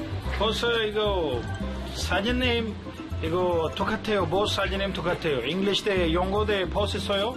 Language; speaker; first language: Korean; non-native, learner; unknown